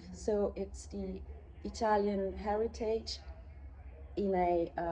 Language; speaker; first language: English; non-native, fluent; Italian